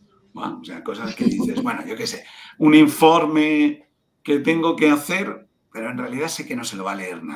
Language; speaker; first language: Spanish; native; Spanish